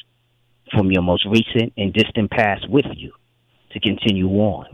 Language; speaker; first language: English; native; English